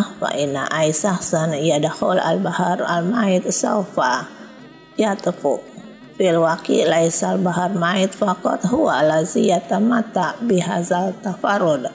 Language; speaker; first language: Arabic; non-native, fluent; Indonesian